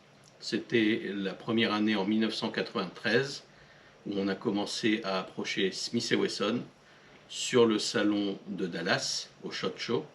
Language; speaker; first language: French; native; French